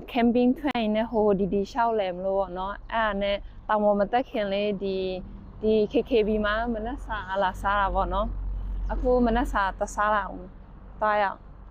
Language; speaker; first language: Burmese; native; Burmese